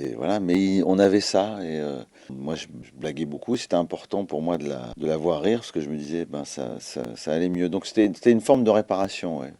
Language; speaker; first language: French; native; French